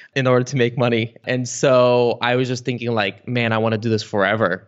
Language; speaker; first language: English; early bilingual, other home language; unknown